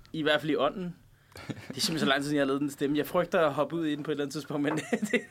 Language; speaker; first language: Danish; native; Danish